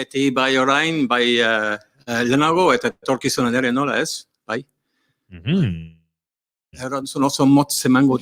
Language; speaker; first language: Basque; non-native, learner; English